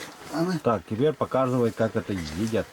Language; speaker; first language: Russian; native; Russian